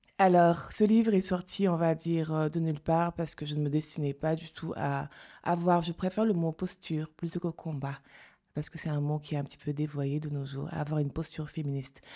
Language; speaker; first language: French; non-native, local second language; Fula